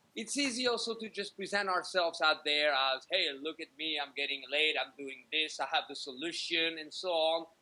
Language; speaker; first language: English; native; English